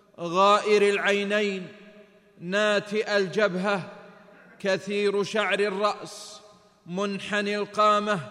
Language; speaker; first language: Arabic; native; Arabic